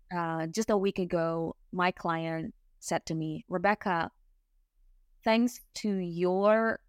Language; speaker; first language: English; non-native, fluent; Indonesian